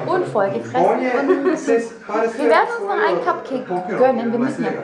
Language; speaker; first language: German; native; German